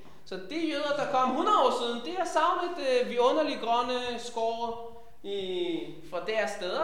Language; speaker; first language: Danish; non-native, fluent; Hebrew